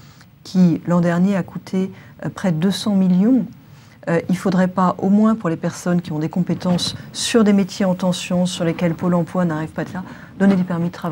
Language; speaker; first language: French; native; French